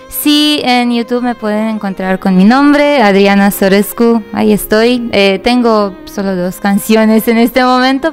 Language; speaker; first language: Spanish; non-native, fluent; Romanian